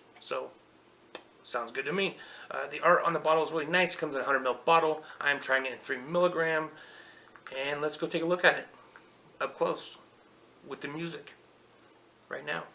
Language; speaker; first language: English; native; English